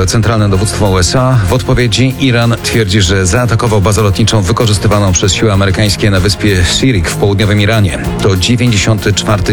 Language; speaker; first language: Polish; native; Polish